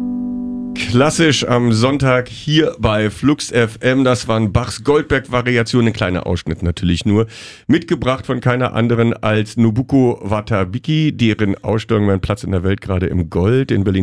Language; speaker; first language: German; native; German